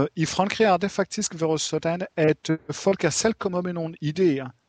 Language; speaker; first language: Danish; non-native, fluent; French